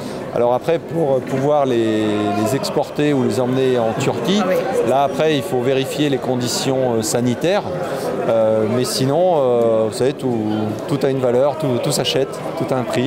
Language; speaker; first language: French; native; French